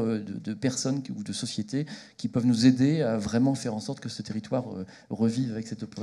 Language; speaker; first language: French; native; French